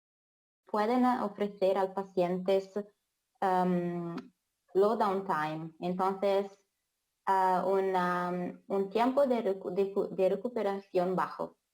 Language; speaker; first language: Spanish; non-native, fluent; Italian